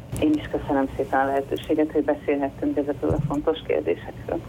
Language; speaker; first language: Hungarian; native; Hungarian